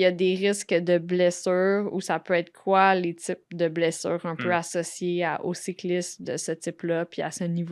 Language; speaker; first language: French; native; French